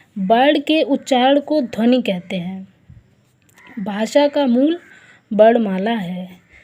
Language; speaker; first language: Hindi; native; Hindi